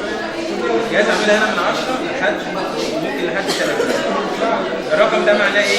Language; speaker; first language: Arabic; native; Arabic